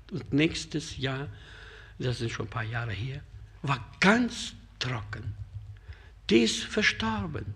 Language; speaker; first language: German; non-native, fluent; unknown